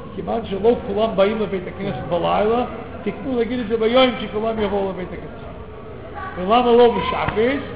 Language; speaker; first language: Hebrew; non-native, fluent; English